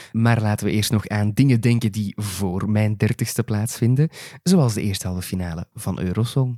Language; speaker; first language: Dutch; native; Dutch